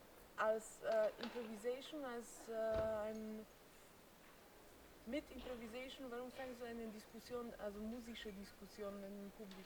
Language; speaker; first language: German; non-native, learner; Polish